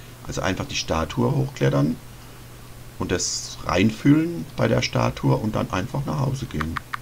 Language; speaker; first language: German; native; German